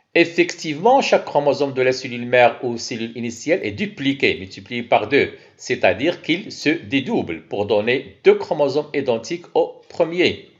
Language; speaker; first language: French; non-native, local second language; Arabic